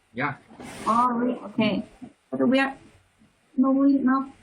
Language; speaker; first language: English; non-native, learner; Thai